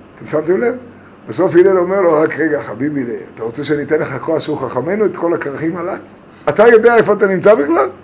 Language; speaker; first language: Hebrew; native; Hebrew